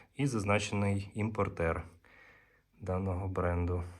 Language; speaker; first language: Ukrainian; native; Ukrainian